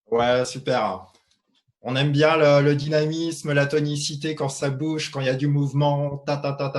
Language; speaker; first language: French; native; French